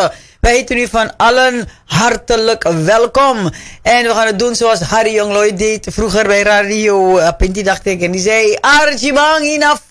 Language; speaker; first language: Dutch; native; Dutch